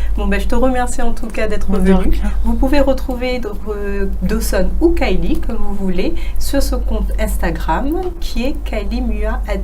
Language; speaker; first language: French; native; French